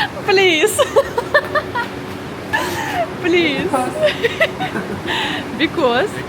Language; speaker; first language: English; non-native, learner; Russian